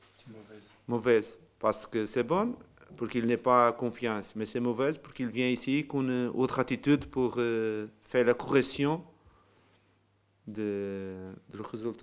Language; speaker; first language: French; non-native, learner; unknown